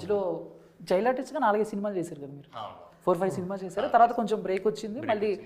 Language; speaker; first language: Telugu; native; Telugu